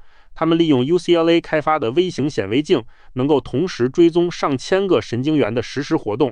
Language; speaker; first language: Chinese; native; Chinese